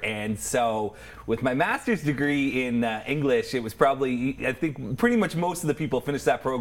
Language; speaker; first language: English; native; English